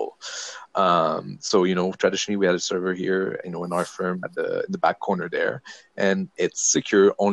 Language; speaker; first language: English; non-native, fluent; French